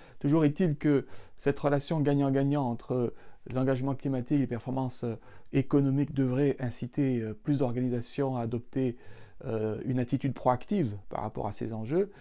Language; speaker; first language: French; native; French